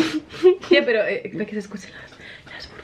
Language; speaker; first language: Spanish; native; Spanish